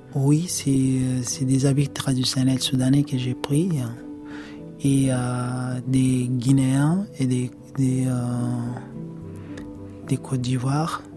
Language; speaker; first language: French; non-native, learner; Arabic